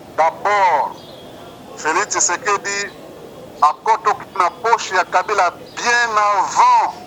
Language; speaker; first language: Lingala; native; Lingala